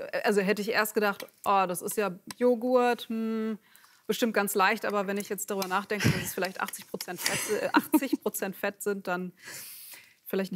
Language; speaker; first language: German; native; German